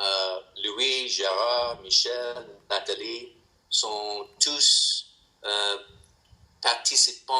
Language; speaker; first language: French; non-native, learner; English